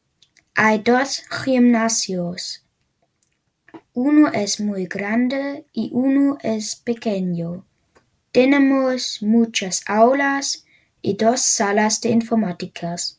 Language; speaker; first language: Spanish; non-native, learner; German